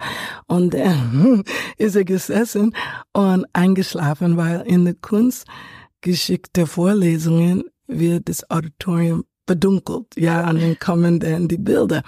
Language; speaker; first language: German; non-native, fluent; English